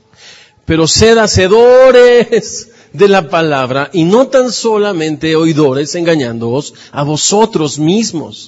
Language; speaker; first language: Spanish; native; Spanish